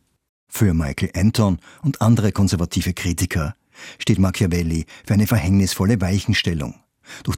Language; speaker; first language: German; native; German